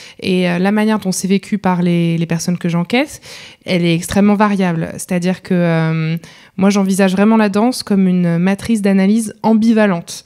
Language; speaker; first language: French; native; French